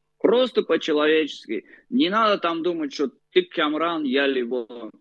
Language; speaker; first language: Russian; native; Russian